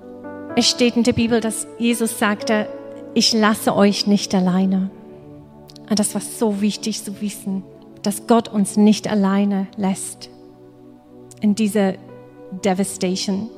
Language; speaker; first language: German; non-native, fluent; English